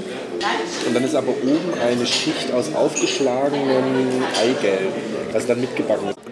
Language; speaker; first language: German; native; German